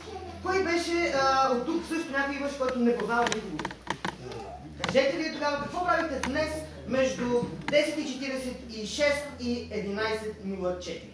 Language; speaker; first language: Bulgarian; native; Bulgarian